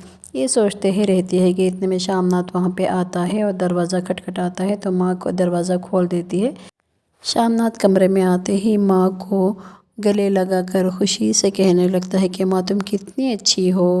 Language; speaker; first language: Hindi; non-native, local second language; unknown